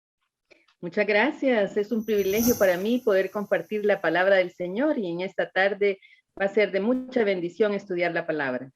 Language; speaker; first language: Spanish; native; Spanish